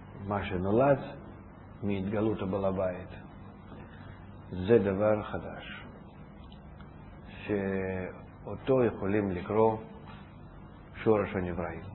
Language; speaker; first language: Hebrew; non-native, fluent; Russian